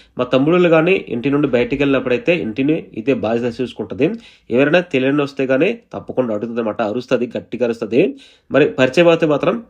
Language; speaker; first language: Telugu; non-native, local second language; Odia